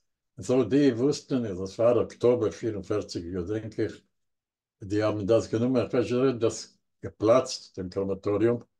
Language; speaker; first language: German; non-native, learner; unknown